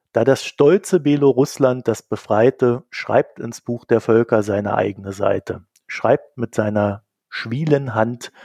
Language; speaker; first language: German; native; German